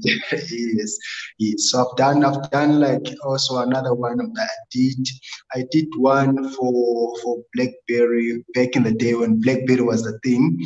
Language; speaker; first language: English; non-native, local second language; North Ndebele